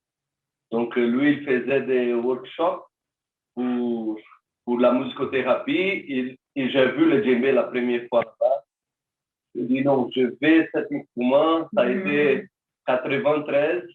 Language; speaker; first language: French; non-native, learner; Portuguese